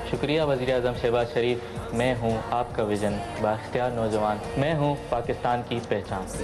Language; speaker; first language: Urdu; non-native, local second language; Baluchi